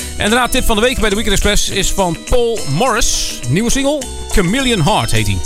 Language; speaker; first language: Dutch; native; Dutch